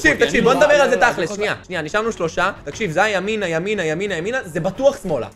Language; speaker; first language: Hebrew; native; Hebrew